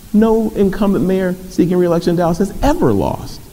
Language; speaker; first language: English; native; English